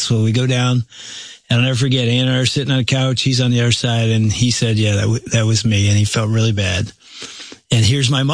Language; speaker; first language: English; native; English